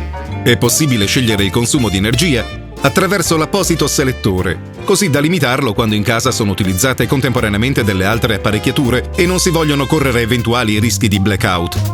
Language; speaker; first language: Italian; native; Italian